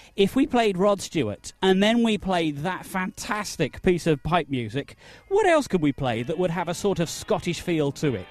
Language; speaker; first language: English; native; English